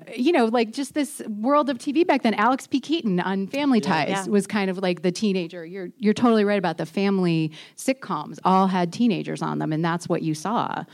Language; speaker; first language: English; native; English